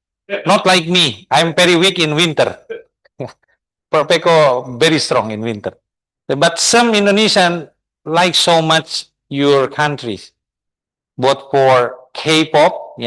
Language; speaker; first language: English; non-native, fluent; Indonesian